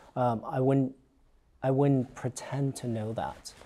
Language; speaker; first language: English; native; English